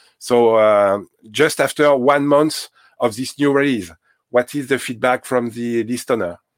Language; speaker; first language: English; non-native, learner; French